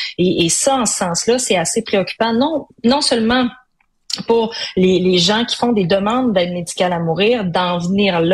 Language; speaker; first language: French; native; French